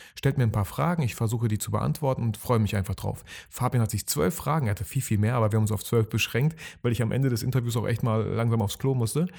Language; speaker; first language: German; early bilingual, other home language; Russian